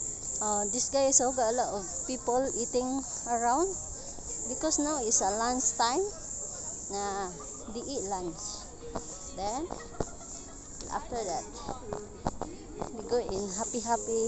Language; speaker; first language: English; non-native, learner; Filipino